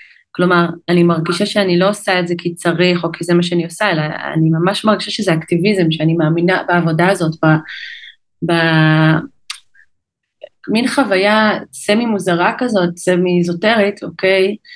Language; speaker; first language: Hebrew; native; Hebrew